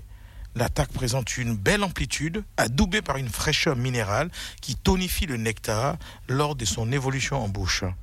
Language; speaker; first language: French; native; French